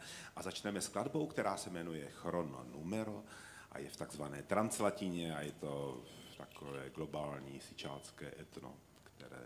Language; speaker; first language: Czech; native; Czech